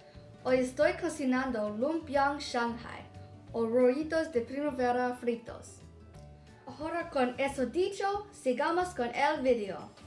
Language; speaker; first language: Spanish; non-native, learner; English